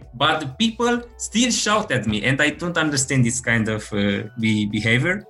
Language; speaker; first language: English; non-native, fluent; Romanian